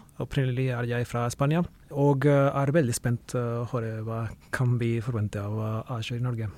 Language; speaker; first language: Norwegian; non-native, fluent; Spanish